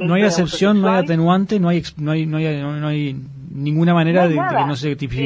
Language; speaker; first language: Spanish; native; Spanish